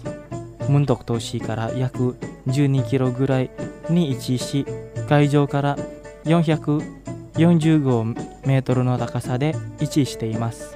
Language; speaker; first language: Japanese; non-native, fluent; Indonesian